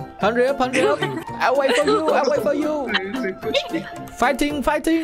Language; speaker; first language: English; non-native, learner; Vietnamese